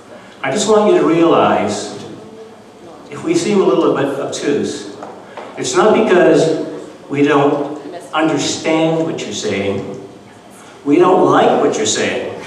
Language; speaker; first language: English; native; English